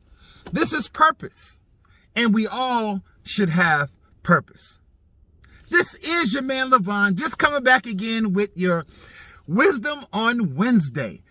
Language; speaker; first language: English; native; English